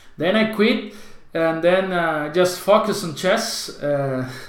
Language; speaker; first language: English; non-native, fluent; Spanish